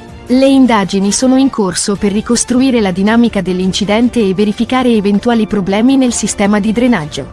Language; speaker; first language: Italian; native; Italian